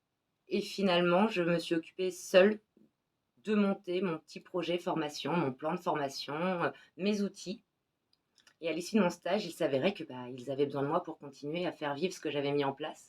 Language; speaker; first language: French; native; French